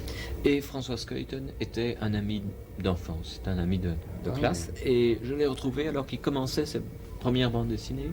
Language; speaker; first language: French; native; French